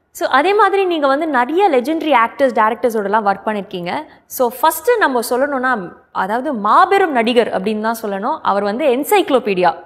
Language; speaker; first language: Tamil; native; Tamil